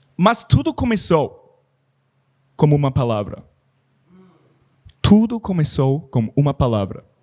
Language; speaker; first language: Portuguese; non-native, learner; English